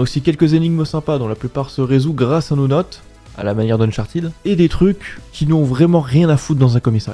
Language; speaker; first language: French; native; French